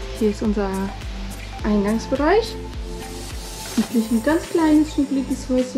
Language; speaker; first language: German; native; German